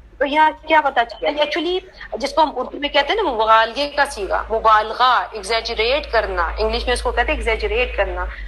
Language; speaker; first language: Urdu; native; Urdu